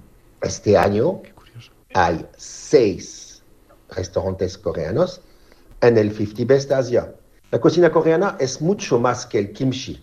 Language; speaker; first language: Spanish; non-native, fluent; French